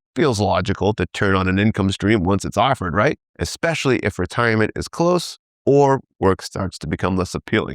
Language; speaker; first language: English; native; English